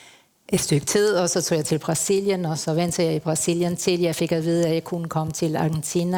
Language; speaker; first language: Danish; early bilingual, heritage; Spanish